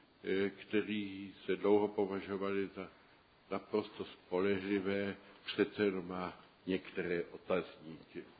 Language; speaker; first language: Czech; early bilingual, other home language; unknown